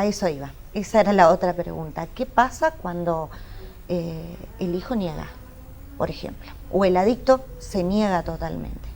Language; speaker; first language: Spanish; native; Spanish